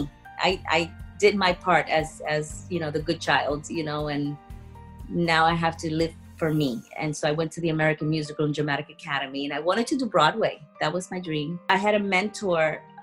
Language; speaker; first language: English; native; English